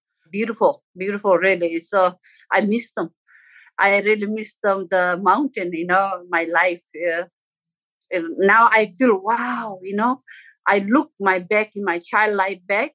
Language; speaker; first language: English; non-native, local second language; Sherpa